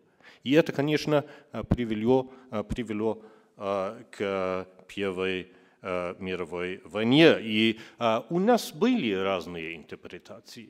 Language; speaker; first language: Russian; non-native, fluent; German